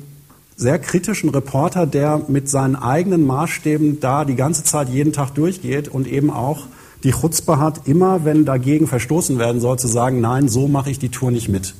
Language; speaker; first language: German; native; German